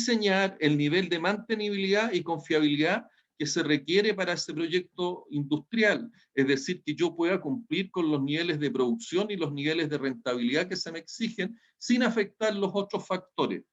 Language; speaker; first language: Spanish; native; Spanish